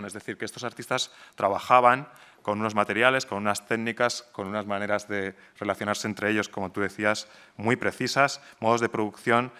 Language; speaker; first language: Spanish; native; Spanish